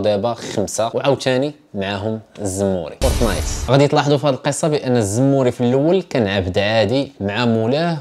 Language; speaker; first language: Arabic; native; Arabic